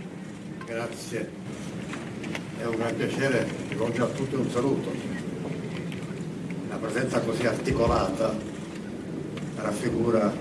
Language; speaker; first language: Italian; native; Italian